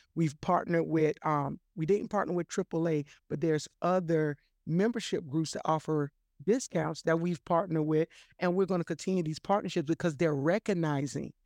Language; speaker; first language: English; native; English